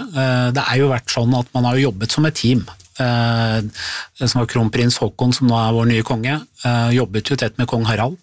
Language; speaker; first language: Norwegian; native; Norwegian